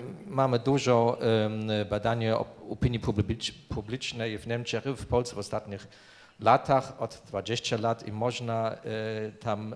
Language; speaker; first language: Polish; non-native, fluent; German